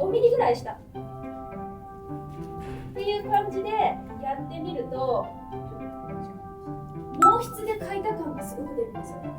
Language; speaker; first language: Japanese; native; Japanese